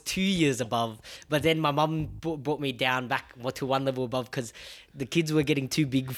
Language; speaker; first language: English; non-native, local second language; Vietnamese